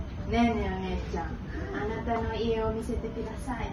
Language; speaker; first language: Japanese; non-native, learner; Malay